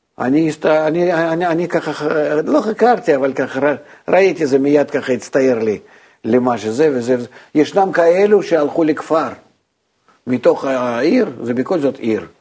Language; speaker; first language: Hebrew; non-native, fluent; Russian